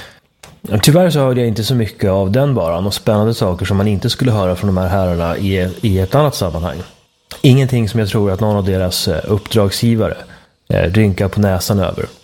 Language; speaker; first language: Swedish; native; Swedish